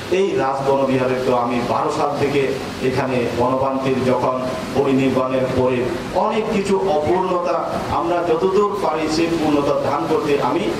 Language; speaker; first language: Bangla; non-native, local second language; Marma